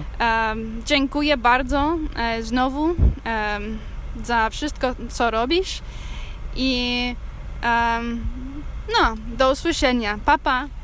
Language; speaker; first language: Polish; non-native, learner; English